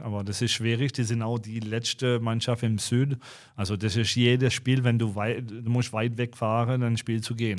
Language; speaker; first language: German; non-native, fluent; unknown